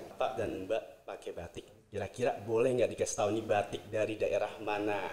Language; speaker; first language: Indonesian; native; Indonesian